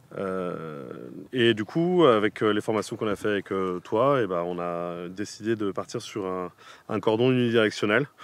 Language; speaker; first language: French; native; French